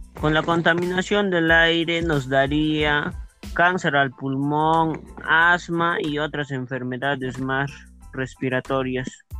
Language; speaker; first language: Spanish; native; Spanish